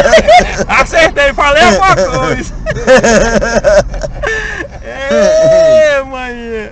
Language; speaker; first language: Portuguese; native; Portuguese